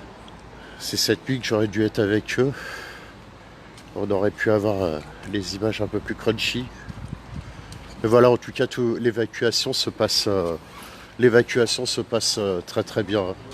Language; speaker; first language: French; native; French